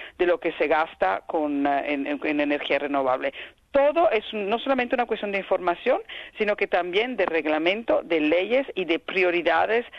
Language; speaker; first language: Spanish; non-native, fluent; Italian